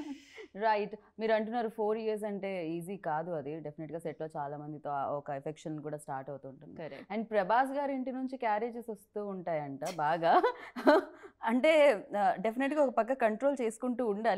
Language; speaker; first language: Telugu; native; Telugu